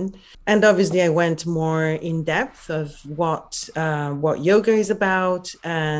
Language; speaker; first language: English; non-native, fluent; Italian